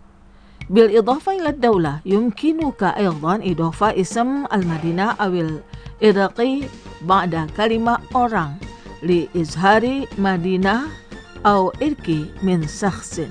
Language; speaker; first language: Arabic; non-native, fluent; Indonesian